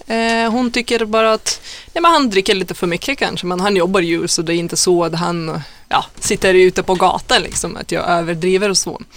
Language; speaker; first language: Swedish; non-native, fluent; Lithuanian